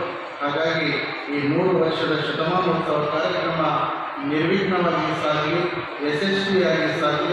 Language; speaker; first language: Kannada; native; Kannada